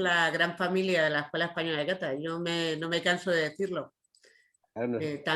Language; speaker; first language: Spanish; native; Spanish